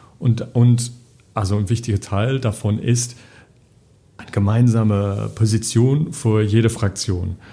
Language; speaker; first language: German; non-native, fluent; English